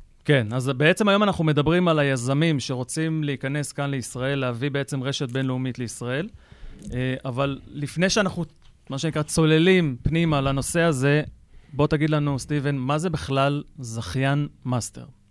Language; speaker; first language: Hebrew; native; Hebrew